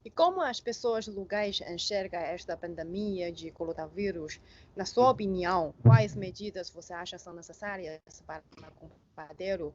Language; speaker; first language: Portuguese; non-native, fluent; Chinese